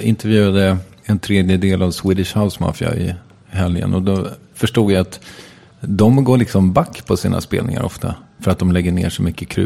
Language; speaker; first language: Swedish; native; Swedish